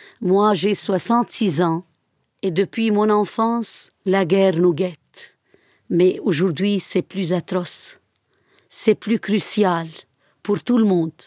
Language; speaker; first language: French; non-native, fluent; Arabic